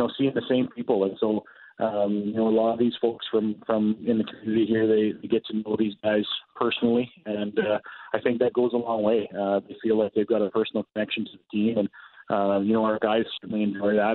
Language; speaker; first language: English; native; English